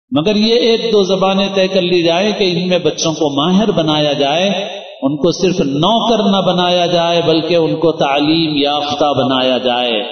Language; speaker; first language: Urdu; native; Urdu